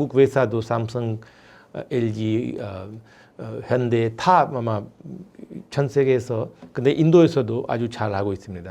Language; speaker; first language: Korean; non-native, fluent; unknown